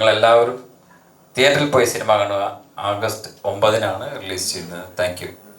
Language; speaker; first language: Malayalam; native; Malayalam